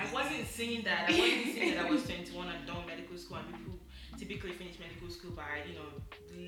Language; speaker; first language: English; non-native, local second language; Yoruba